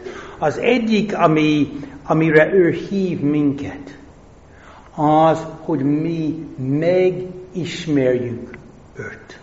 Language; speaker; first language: Hungarian; non-native, fluent; English